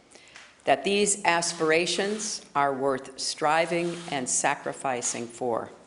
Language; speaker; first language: English; native; English